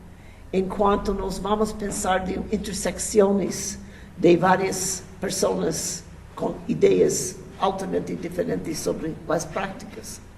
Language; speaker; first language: Spanish; non-native, fluent; English